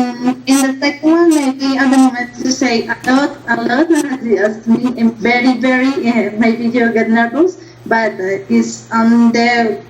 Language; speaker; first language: English; non-native, learner; Spanish